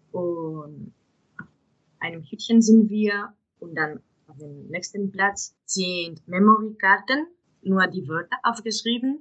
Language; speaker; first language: German; non-native, fluent; Spanish